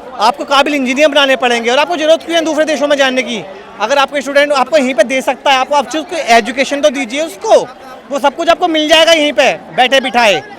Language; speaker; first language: Hindi; native; Hindi